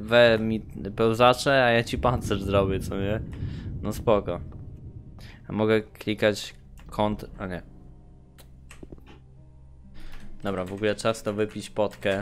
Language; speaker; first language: Polish; native; Polish